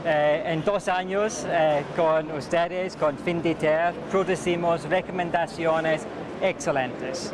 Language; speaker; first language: Spanish; non-native, fluent; English